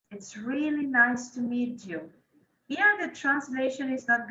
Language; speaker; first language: English; non-native, fluent; Spanish